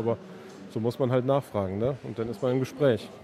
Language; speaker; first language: German; native; German